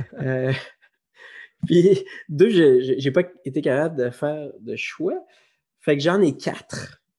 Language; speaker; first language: French; native; French